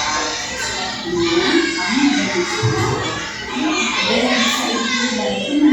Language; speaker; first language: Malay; non-native, local second language; Balinese